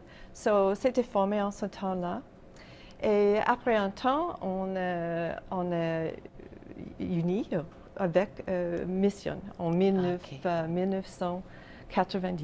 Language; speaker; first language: French; non-native, local second language; English